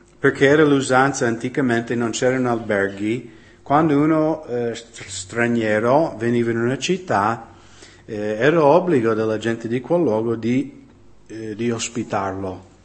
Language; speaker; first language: Italian; non-native, fluent; English